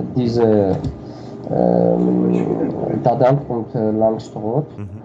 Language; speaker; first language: German; non-native, learner; Armenian